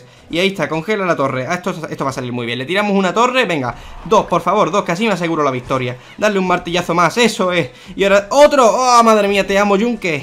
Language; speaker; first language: Spanish; native; Spanish